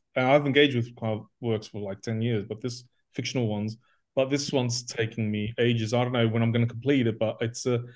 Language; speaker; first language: English; native; English